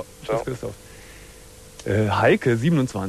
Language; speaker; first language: German; native; German